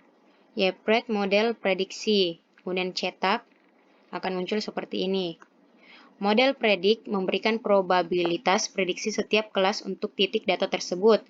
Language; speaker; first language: Indonesian; native; Indonesian